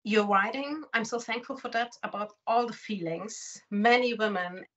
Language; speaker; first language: English; non-native, fluent; German